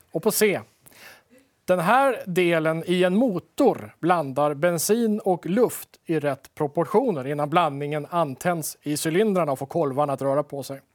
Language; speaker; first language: Swedish; native; Swedish